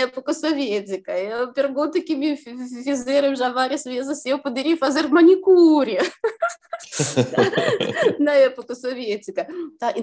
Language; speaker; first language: Portuguese; non-native, fluent; Russian